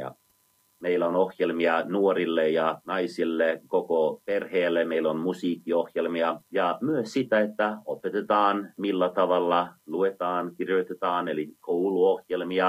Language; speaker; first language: Finnish; non-native, fluent; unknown